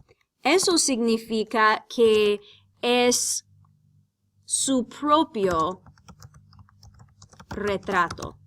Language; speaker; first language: Spanish; non-native, fluent; English